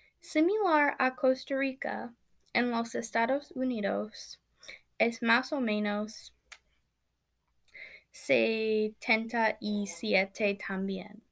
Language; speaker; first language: Spanish; non-native, learner; English